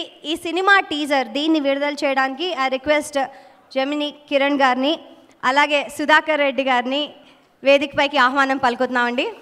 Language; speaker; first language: Telugu; native; Telugu